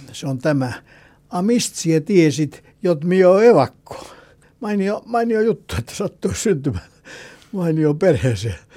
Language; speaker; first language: Finnish; native; Finnish